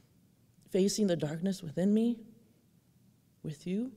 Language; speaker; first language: English; native; English